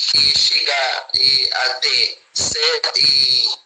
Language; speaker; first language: Portuguese; non-native, fluent; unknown